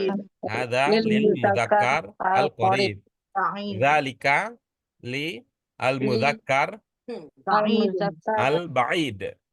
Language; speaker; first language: Indonesian; native; Indonesian